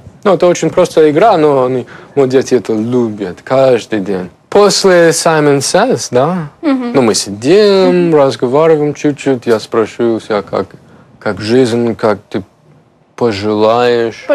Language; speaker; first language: Russian; non-native, learner; English